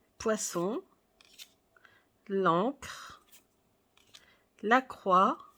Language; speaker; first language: French; native; French